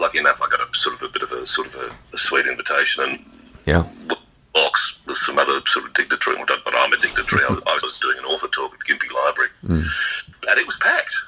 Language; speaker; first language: English; native; English